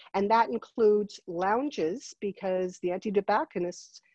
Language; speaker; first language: English; native; English